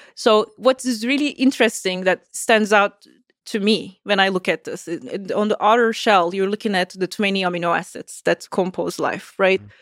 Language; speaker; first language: English; non-native, fluent; Turkish